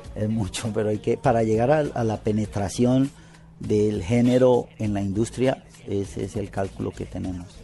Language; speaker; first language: Spanish; native; Spanish